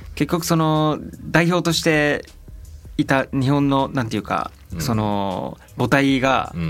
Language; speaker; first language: Japanese; native; Japanese